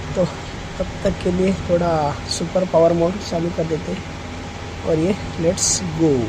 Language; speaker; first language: Hindi; non-native, local second language; Marathi